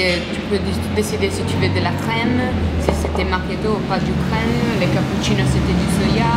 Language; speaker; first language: French; non-native, learner; Italian